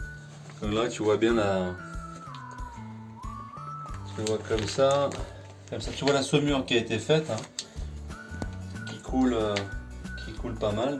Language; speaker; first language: French; native; French